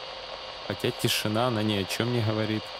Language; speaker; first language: Russian; native; Russian